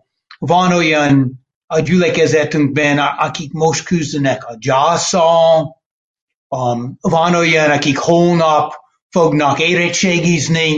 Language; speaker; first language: Hungarian; non-native, fluent; English